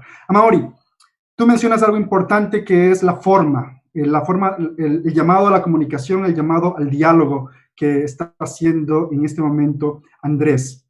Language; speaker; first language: Spanish; native; Spanish